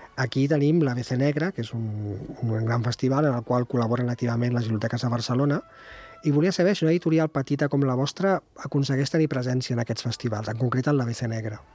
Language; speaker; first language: Catalan; native; Catalan